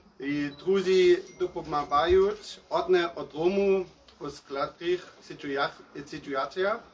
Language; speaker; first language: Ukrainian; non-native, learner; German